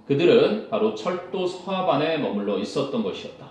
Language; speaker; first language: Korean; native; Korean